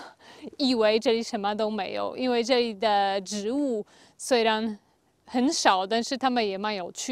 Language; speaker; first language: Chinese; non-native, fluent; Polish